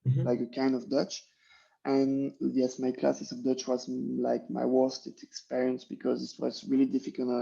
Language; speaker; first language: English; non-native, learner; French